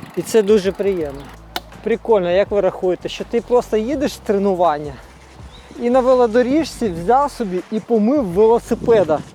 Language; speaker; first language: Ukrainian; non-native, local second language; Russian